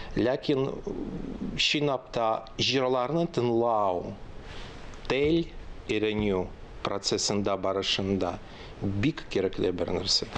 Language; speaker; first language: Tatar; non-native, local second language; Russian